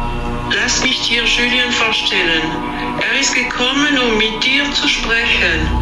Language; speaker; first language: German; non-native, learner; French